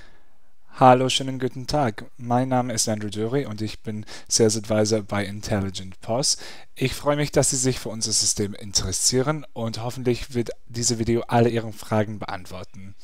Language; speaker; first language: German; non-native, fluent; English